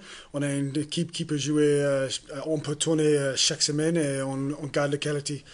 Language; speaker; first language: French; non-native, learner; English